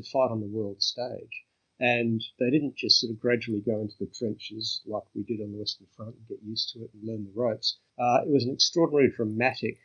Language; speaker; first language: English; native; English